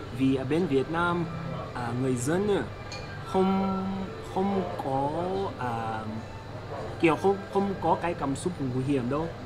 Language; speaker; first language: Vietnamese; non-native, fluent; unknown